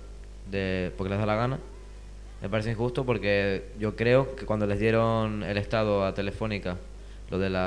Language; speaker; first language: Spanish; native; Spanish